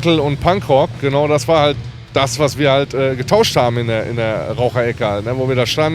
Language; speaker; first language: German; native; German